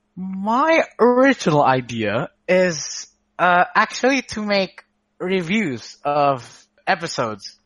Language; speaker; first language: English; non-native, fluent; Indonesian